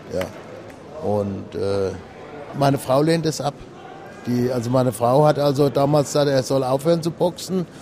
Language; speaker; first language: German; native; German